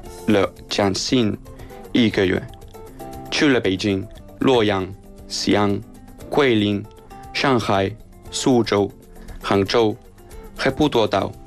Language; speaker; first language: Chinese; non-native, fluent; Spanish